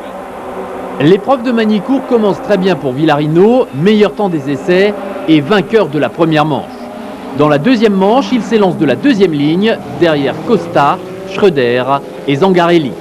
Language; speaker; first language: French; native; French